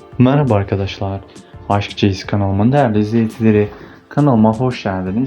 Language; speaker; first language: Turkish; native; Turkish